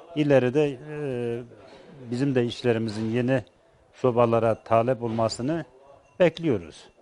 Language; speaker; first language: Turkish; native; Turkish